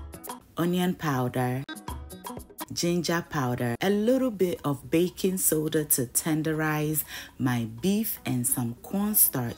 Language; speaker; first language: English; non-native, local second language; Ga